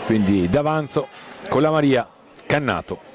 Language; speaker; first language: Italian; native; Italian